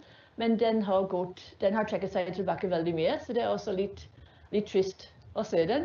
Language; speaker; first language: Norwegian; non-native, fluent; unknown